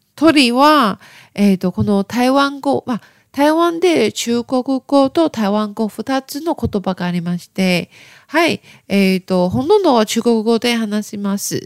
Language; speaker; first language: Japanese; non-native, learner; Chinese